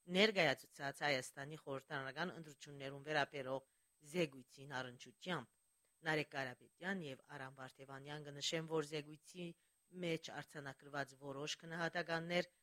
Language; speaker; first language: Armenian; early bilingual, heritage; Armenian